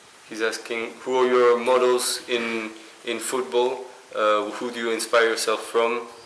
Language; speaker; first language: English; non-native, fluent; French